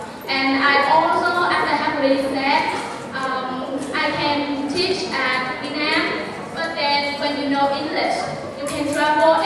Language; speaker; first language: English; non-native, learner; Vietnamese